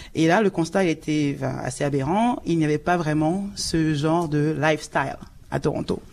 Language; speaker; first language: French; native; French